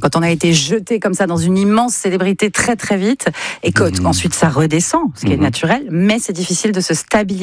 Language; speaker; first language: French; native; French